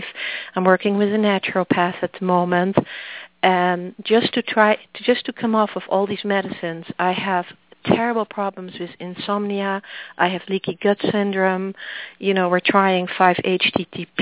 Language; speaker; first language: English; non-native, fluent; Dutch